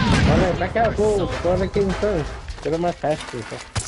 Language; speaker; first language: English; early bilingual, other home language; Spanish